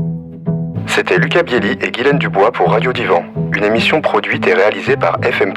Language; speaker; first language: French; native; French